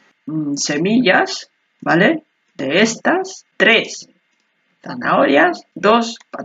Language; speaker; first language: Spanish; native; Spanish